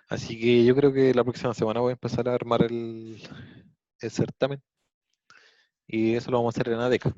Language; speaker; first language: Spanish; native; Spanish